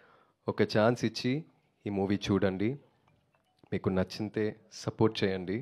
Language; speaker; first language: Telugu; non-native, local second language; Tamil